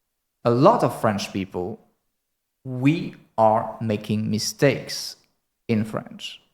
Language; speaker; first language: English; non-native, fluent; French